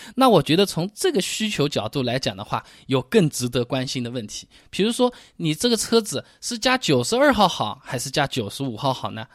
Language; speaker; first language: Chinese; native; Chinese